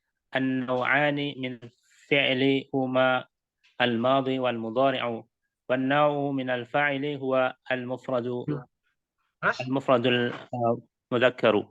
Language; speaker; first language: Arabic; non-native, learner; Indonesian